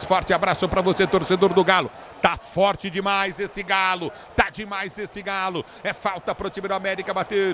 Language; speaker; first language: Portuguese; native; Portuguese